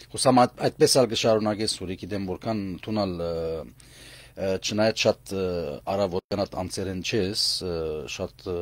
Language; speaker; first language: Armenian; native; Armenian